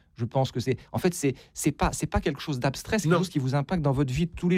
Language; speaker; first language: French; native; French